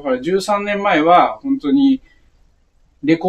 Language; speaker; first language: Japanese; native; Japanese